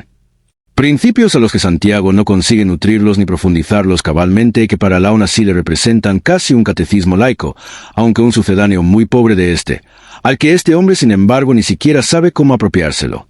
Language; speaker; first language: Spanish; native; Spanish